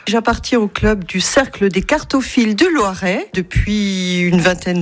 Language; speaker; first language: French; native; French